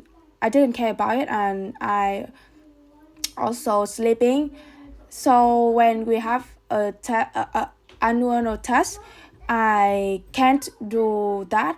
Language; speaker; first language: English; non-native, learner; Vietnamese